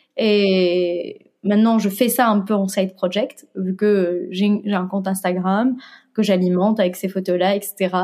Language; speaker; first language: French; non-native, local second language; Arabic